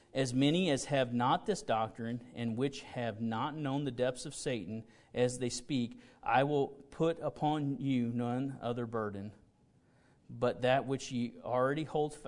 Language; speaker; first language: English; native; English